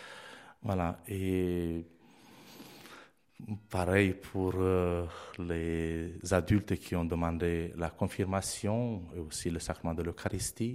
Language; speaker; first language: French; non-native, fluent; Romanian